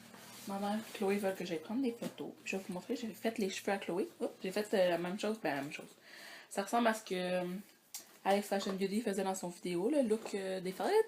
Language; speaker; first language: French; native; French